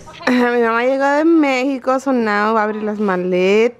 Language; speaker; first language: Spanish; early bilingual, heritage; Spanish